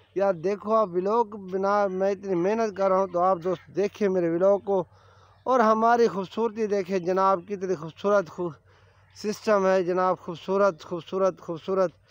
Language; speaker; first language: Urdu; non-native, local second language; Saraiki